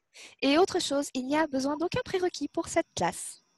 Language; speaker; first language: French; native; French